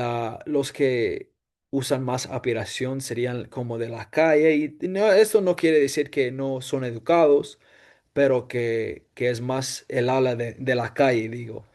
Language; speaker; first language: Spanish; non-native, fluent; English